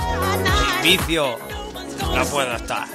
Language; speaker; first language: Spanish; native; Spanish